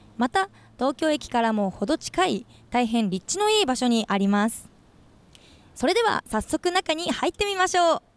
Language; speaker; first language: Japanese; native; Japanese